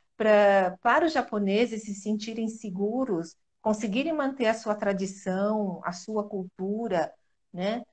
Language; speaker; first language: Portuguese; native; Portuguese